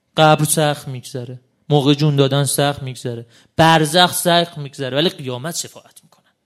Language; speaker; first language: Persian; native; Persian